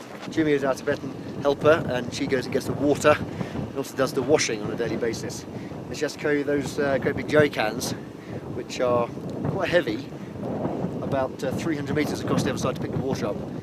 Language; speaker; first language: English; native; English